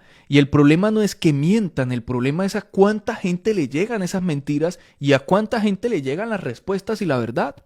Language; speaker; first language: Spanish; native; Spanish